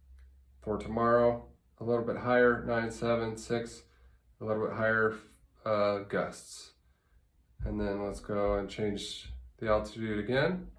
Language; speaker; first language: English; native; English